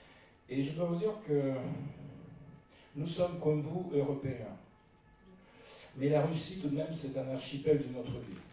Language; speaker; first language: French; non-native, fluent; Russian